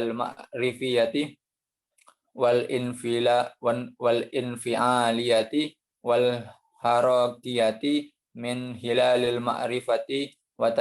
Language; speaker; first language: Arabic; non-native, learner; Indonesian